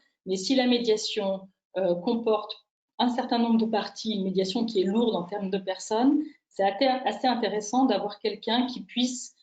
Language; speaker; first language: French; native; French